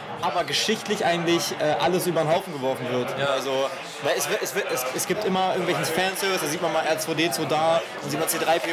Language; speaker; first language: German; native; German